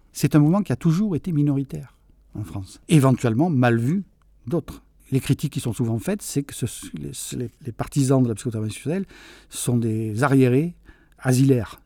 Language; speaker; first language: French; early bilingual, other home language; Catalan